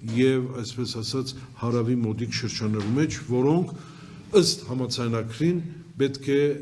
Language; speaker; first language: Armenian; early bilingual, heritage; Armenian